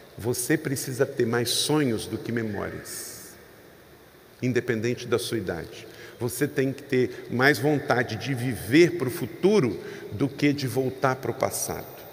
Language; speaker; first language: Portuguese; native; Portuguese